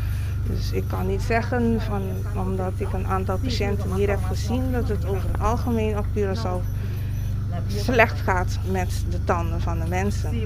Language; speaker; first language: Dutch; non-native, local second language; Papiamento